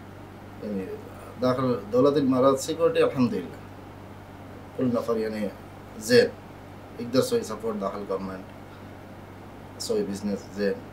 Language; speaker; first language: Arabic; non-native, learner; Bangla